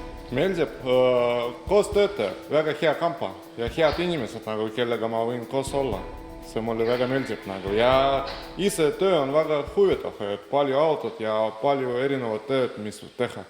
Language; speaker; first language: Estonian; non-native, local second language; Russian